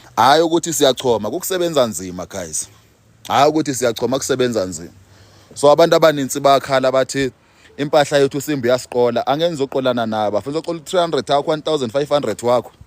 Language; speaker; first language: Zulu; non-native, local second language; Xhosa